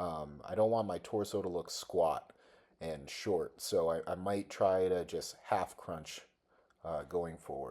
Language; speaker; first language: English; native; English